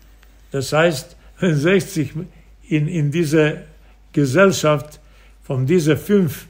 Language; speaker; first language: German; non-native, fluent; Serbian